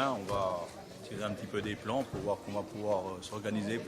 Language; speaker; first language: French; native; French